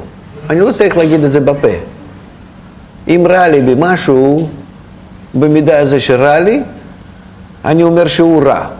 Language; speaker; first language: Hebrew; non-native, fluent; Russian